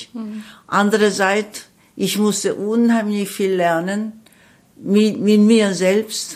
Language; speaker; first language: German; non-native, learner; Korean